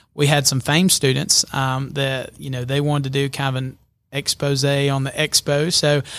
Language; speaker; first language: English; native; English